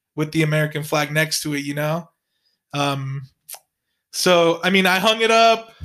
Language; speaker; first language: English; early bilingual, other home language; Spanish